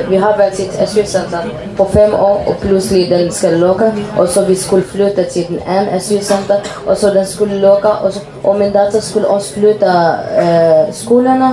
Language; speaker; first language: Danish; non-native, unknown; Arabic